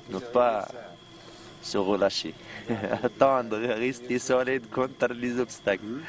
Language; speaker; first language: French; non-native, learner; Arabic